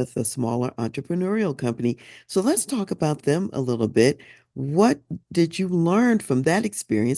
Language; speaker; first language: English; native; English